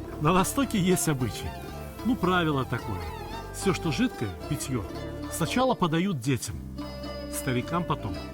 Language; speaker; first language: Russian; native; Russian